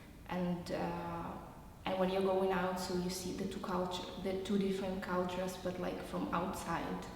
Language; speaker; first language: English; non-native, fluent; Russian